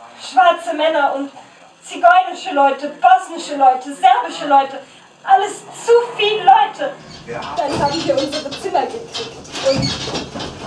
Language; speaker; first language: German; non-native, learner; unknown